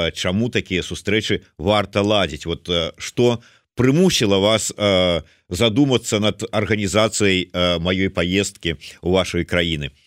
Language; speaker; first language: Belarusian; native; Belarusian